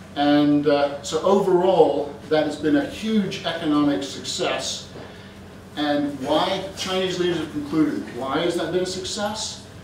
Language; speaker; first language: English; native; English